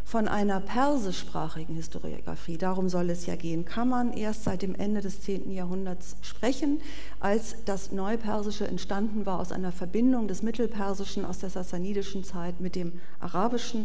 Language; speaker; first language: German; native; German